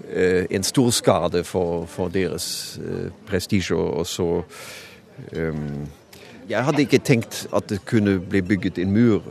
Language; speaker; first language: Norwegian; non-native, fluent; German